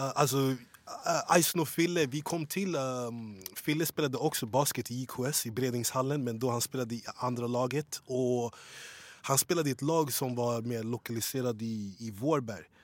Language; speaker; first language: Swedish; early bilingual, other home language; English